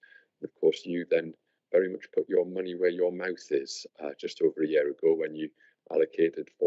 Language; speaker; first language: English; native; English